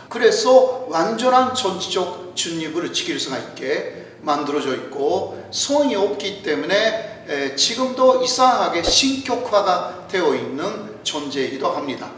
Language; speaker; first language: Korean; non-native, fluent; Japanese